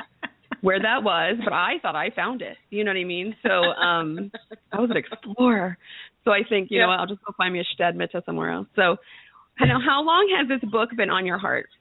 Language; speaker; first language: English; native; English